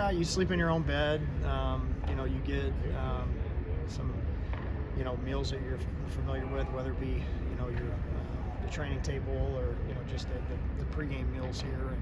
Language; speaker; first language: English; native; English